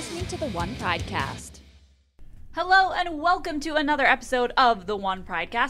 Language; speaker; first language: English; native; English